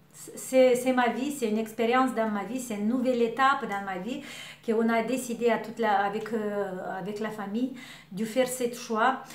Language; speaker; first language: French; non-native, learner; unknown